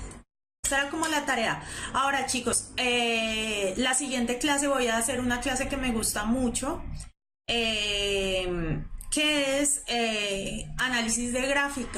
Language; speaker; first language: Spanish; native; Spanish